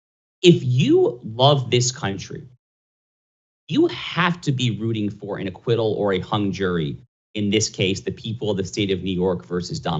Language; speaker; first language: English; native; English